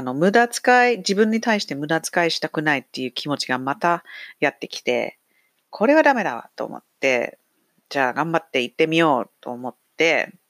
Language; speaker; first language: Japanese; non-native, fluent; English